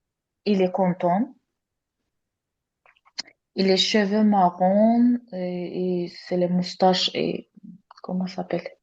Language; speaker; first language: French; non-native, learner; Azerbaijani